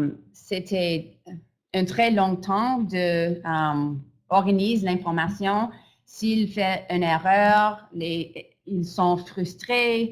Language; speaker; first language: French; non-native, fluent; English